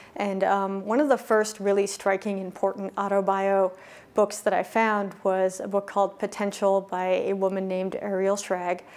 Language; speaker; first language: English; native; English